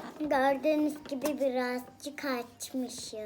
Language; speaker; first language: Turkish; early bilingual, heritage; Turkish